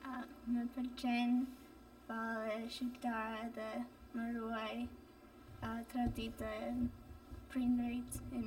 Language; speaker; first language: Albanian; early bilingual, heritage; Albanian